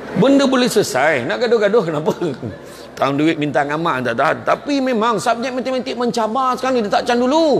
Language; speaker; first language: Malay; native; Malay